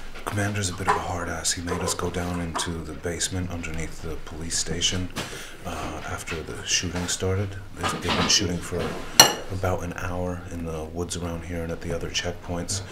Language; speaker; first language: English; native; English